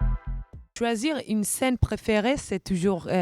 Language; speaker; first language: French; non-native, fluent; Spanish